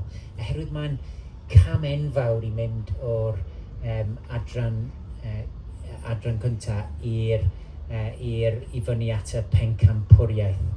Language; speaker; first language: Welsh; non-native, local second language; English